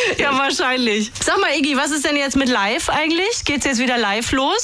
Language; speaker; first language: German; native; German